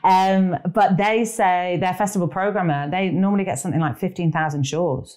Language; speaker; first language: English; native; English